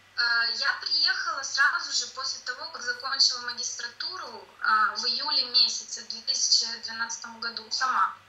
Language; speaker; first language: Russian; native; Russian